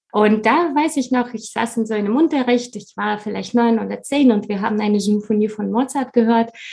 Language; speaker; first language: German; non-native, fluent; Russian